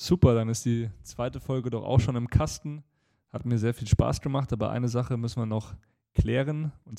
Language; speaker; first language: German; native; German